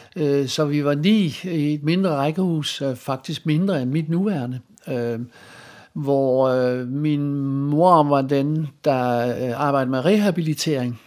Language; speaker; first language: Danish; non-native, fluent; Dutch